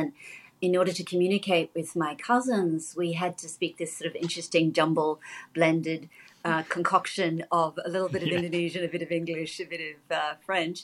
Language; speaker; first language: English; native; English